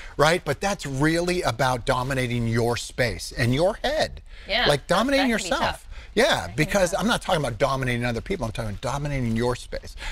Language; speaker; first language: English; native; English